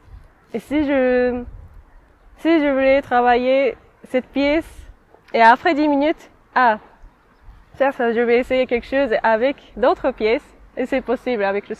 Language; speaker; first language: French; non-native, fluent; Japanese